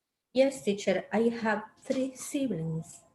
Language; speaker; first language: English; non-native, learner; Spanish